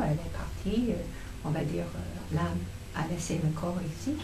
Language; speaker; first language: French; non-native, fluent; English